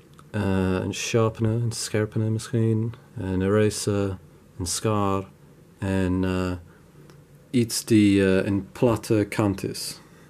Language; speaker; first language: Dutch; non-native, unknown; English